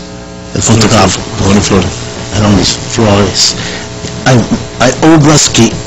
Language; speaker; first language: Spanish; non-native, learner; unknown